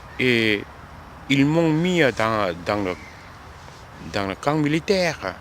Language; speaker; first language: French; non-native, learner; Korean